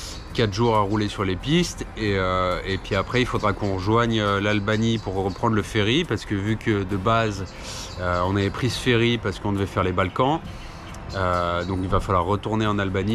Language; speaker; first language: French; native; French